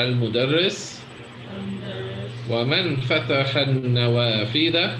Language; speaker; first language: Arabic; non-native, fluent; English